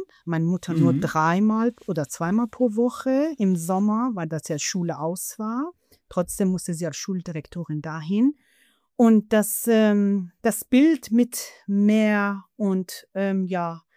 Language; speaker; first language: German; non-native, fluent; Persian